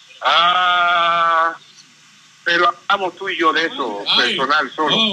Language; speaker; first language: Spanish; non-native, learner; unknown